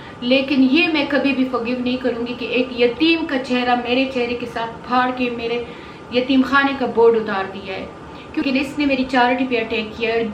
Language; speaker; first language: Urdu; non-native, local second language; Pashto